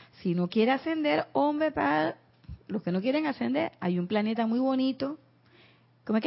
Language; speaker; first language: Spanish; native; Spanish